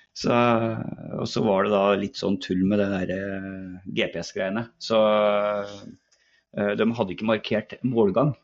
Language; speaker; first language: Norwegian; native; Norwegian